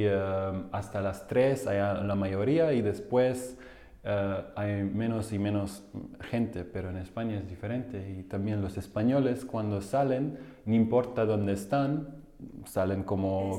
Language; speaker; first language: Spanish; non-native, fluent; German